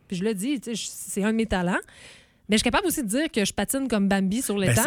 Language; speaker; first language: French; native; French